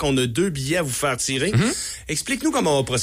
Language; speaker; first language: French; native; French